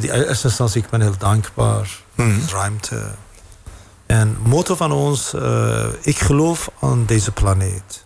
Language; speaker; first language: Dutch; non-native, fluent; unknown